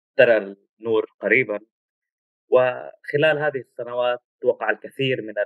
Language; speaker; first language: Arabic; native; Arabic